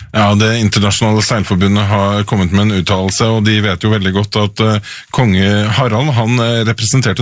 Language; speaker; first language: Norwegian; native; Norwegian